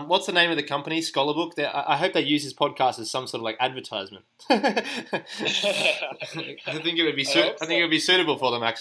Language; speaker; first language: English; native; English